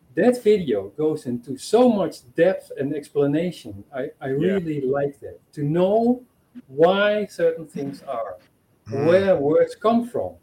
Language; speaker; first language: English; non-native, fluent; Dutch